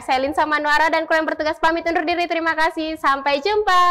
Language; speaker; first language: Indonesian; native; Indonesian